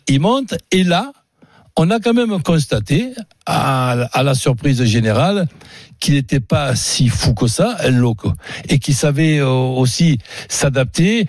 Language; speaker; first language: French; native; French